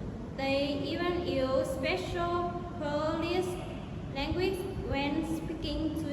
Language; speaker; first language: English; non-native, learner; Vietnamese